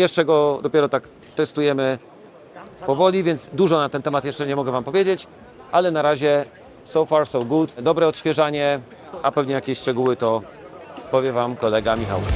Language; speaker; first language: Polish; native; Polish